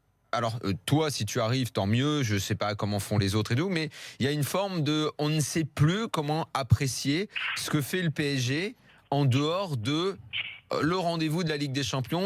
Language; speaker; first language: French; native; French